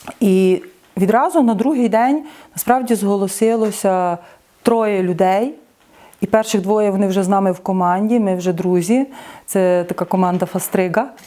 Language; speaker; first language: Ukrainian; native; Ukrainian